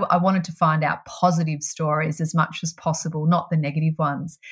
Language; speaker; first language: English; native; English